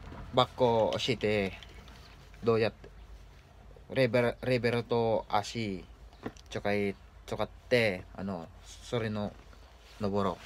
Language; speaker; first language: Japanese; non-native, learner; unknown